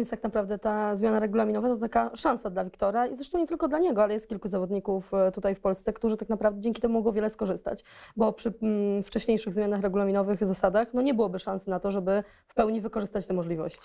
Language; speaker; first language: Polish; native; Polish